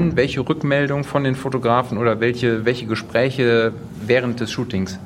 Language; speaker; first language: German; native; German